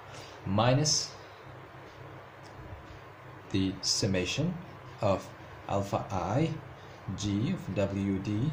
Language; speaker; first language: English; non-native, fluent; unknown